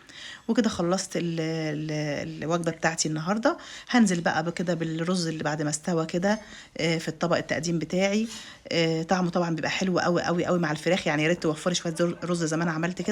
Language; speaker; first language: Arabic; native; Arabic